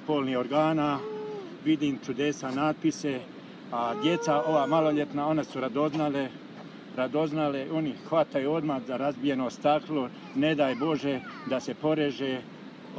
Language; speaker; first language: Croatian; native; Croatian